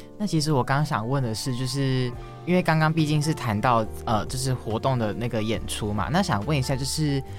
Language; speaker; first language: Chinese; native; Chinese